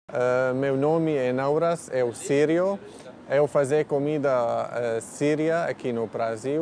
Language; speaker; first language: Portuguese; non-native, learner; Arabic